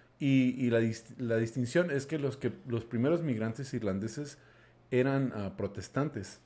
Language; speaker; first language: Spanish; non-native, fluent; English